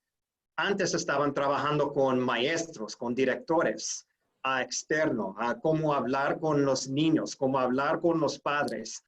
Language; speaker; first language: Spanish; non-native, fluent; English